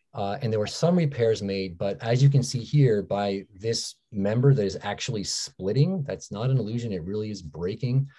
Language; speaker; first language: English; native; English